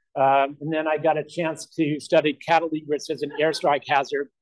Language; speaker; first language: English; native; English